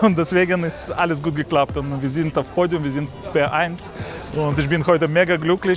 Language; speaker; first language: German; non-native, learner; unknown